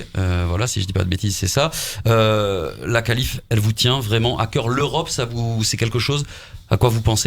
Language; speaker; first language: French; native; French